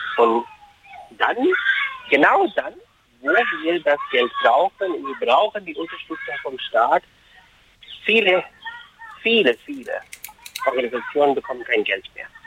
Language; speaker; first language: German; non-native, fluent; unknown